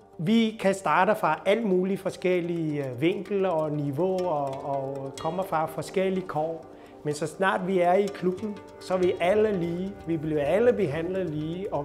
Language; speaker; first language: Danish; non-native, fluent; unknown